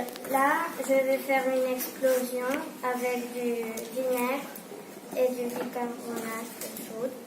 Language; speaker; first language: French; non-native, local second language; Spanish